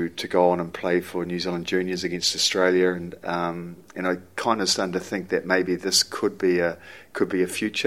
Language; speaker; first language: English; native; English